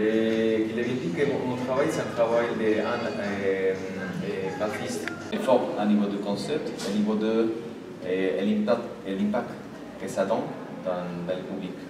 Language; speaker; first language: French; non-native, fluent; Spanish